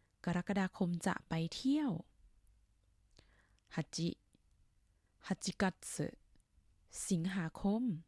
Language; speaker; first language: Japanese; non-native, fluent; Thai